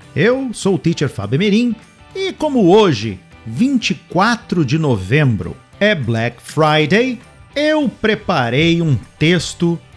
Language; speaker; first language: Portuguese; native; Portuguese